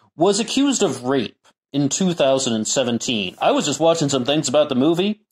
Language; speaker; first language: English; native; English